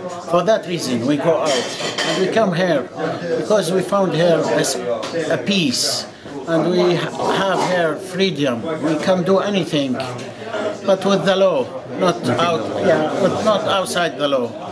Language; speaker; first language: English; non-native, learner; Arabic